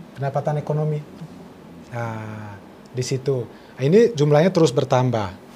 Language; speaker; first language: Indonesian; non-native, local second language; Tetum